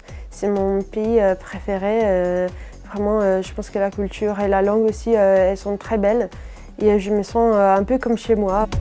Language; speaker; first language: French; non-native, fluent; Italian